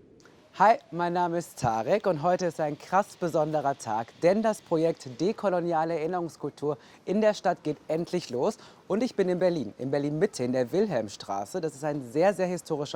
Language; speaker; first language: German; native; German